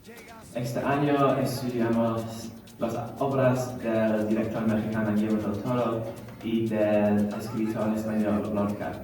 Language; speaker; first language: Spanish; non-native, learner; English